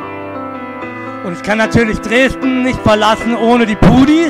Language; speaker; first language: German; native; German